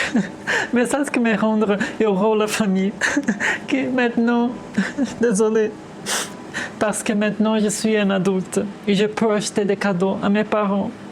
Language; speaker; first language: French; non-native, fluent; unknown